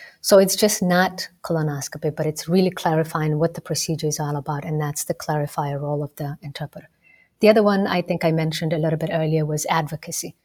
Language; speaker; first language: English; non-native, local second language; Somali